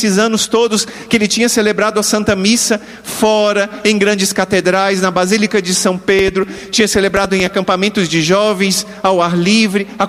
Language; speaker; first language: Portuguese; native; Portuguese